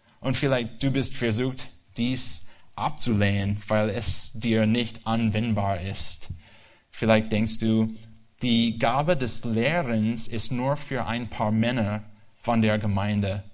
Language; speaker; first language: German; non-native, learner; English